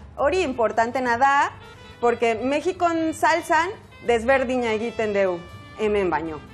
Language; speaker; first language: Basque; non-native, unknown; Spanish